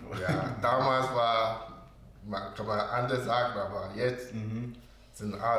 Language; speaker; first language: German; non-native, learner; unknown